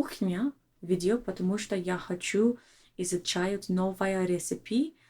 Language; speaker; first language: Russian; non-native, learner; English